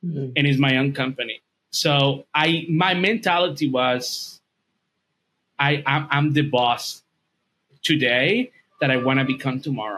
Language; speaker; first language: English; non-native, fluent; Spanish